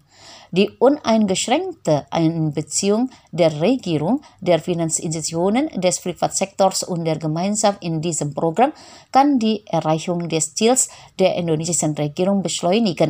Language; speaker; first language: German; non-native, fluent; Indonesian